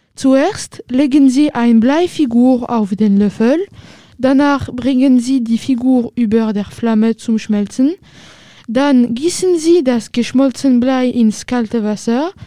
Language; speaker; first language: German; non-native, learner; French